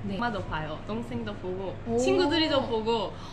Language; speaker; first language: Korean; non-native, fluent; Turkish